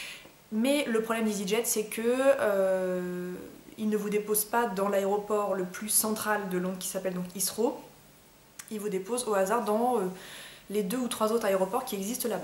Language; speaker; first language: French; native; French